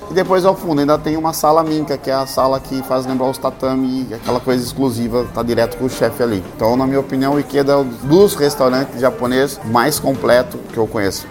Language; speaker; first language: Portuguese; native; Portuguese